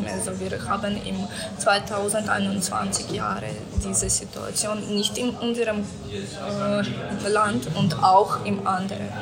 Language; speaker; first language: German; non-native, learner; Ukrainian